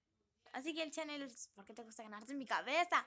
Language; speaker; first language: Spanish; native; Spanish